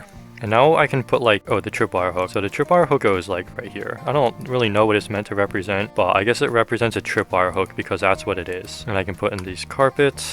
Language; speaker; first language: English; native; English